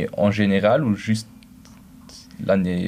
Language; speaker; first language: French; non-native, local second language; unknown